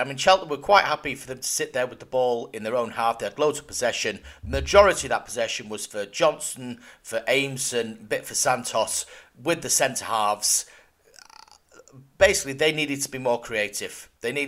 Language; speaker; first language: English; native; English